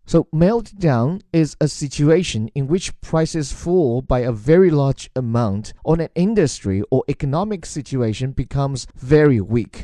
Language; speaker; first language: English; non-native, fluent; Chinese